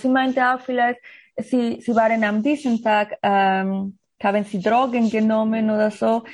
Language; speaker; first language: German; non-native, learner; Spanish